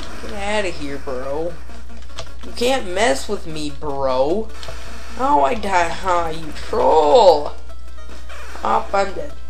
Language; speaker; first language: English; native; English